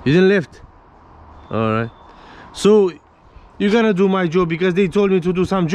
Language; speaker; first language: English; non-native, learner; Romanian